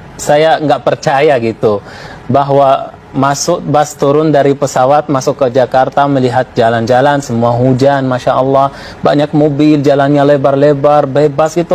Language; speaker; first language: Indonesian; non-native, fluent; Arabic